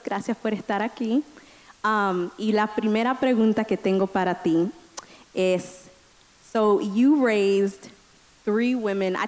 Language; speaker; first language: Spanish; early bilingual, heritage; Spanish